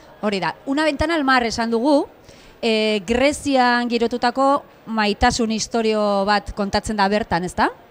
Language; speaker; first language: Basque; native; Basque